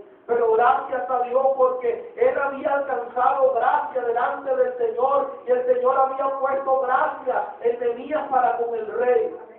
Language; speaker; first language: Spanish; native; Spanish